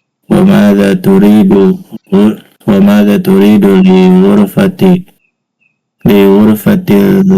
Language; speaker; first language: Arabic; non-native, learner; Indonesian